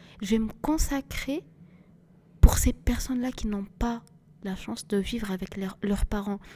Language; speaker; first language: French; non-native, local second language; Arabic